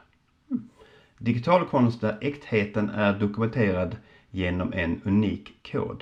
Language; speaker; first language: Swedish; native; Swedish